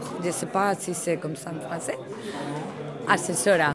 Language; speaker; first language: French; non-native, learner; Spanish